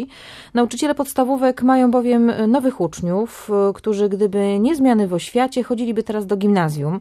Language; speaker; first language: Polish; native; Polish